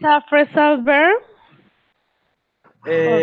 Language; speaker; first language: English; non-native, learner; Spanish